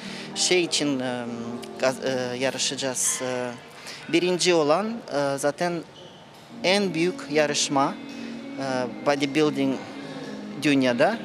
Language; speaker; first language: Turkish; non-native, fluent; Russian